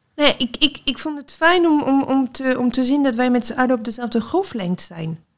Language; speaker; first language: Dutch; non-native, fluent; French